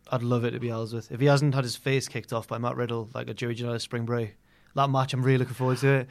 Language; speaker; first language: English; native; English